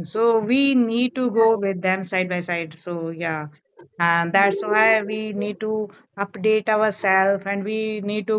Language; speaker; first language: English; non-native, learner; Hindi